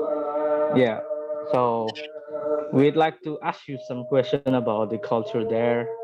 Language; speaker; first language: English; non-native, learner; Indonesian